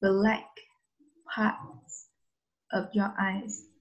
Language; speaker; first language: English; non-native, fluent; Vietnamese